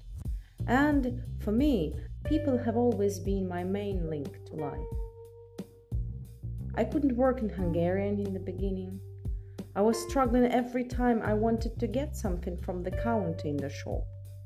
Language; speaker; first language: English; non-native, fluent; Russian